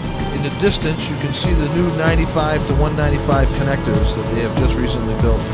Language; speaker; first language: English; native; English